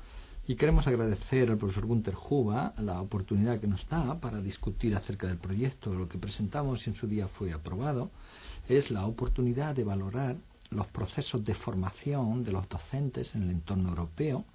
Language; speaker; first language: Spanish; native; Spanish